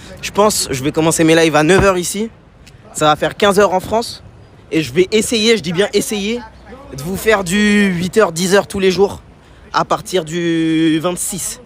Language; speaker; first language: French; native; French